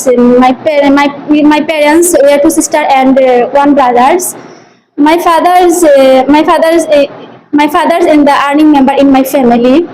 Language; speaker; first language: English; non-native, learner; Bangla